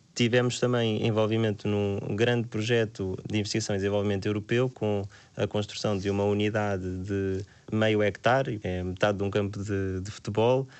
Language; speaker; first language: Portuguese; native; Portuguese